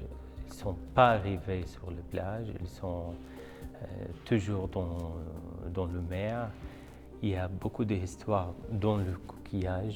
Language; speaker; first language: French; non-native, learner; Arabic